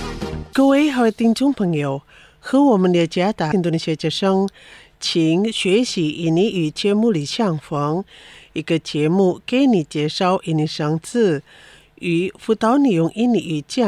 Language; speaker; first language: Chinese; non-native, fluent; Indonesian